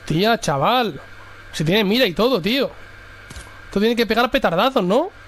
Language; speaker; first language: Spanish; native; Spanish